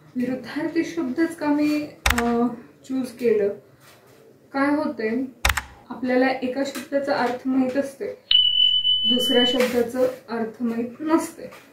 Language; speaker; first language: Marathi; non-native, local second language; Kannada